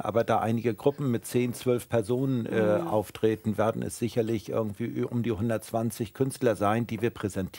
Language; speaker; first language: German; native; German